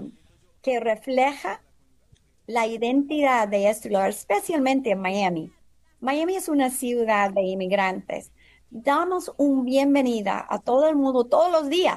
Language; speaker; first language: Spanish; non-native, fluent; English